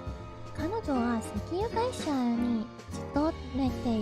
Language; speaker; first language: Japanese; non-native, learner; English